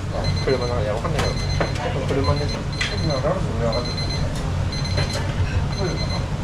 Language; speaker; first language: Japanese; native; Japanese